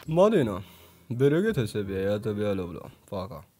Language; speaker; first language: Russian; non-native, learner; Tajik